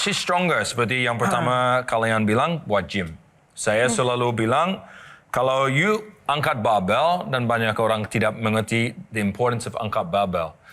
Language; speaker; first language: Indonesian; non-native, learner; English